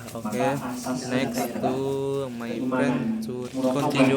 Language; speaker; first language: English; non-native, learner; Indonesian